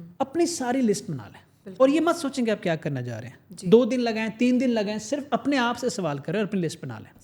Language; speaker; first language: Urdu; native; Urdu